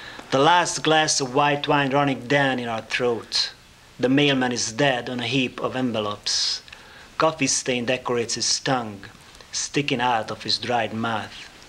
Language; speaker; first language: English; non-native, fluent; Hungarian